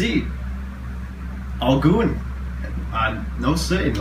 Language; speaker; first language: Spanish; non-native, learner; English